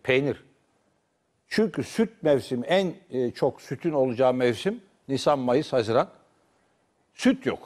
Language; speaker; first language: Turkish; native; Turkish